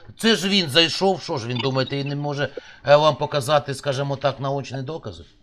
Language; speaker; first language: Ukrainian; native; Ukrainian